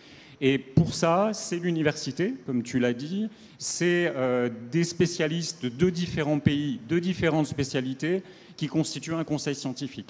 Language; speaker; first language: French; native; French